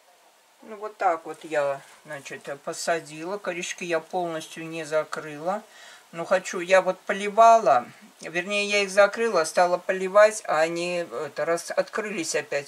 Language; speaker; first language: Russian; native; Russian